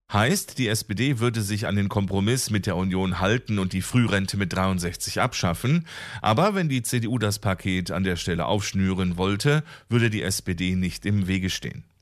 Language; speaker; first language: German; native; German